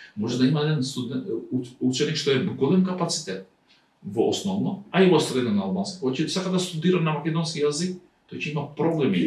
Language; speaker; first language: Macedonian; non-native, local second language; Albanian